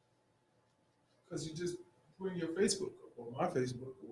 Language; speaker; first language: English; native; English